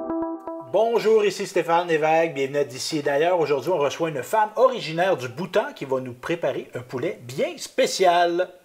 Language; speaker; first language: French; native; French